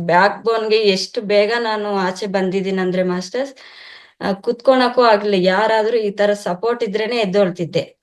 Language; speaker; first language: Kannada; non-native, local second language; Telugu